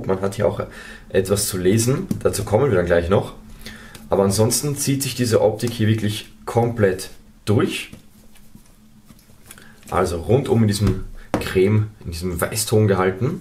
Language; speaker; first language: German; native; German